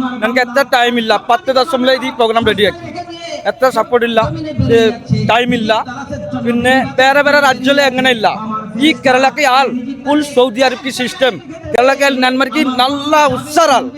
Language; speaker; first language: Malayalam; non-native, learner; Bangla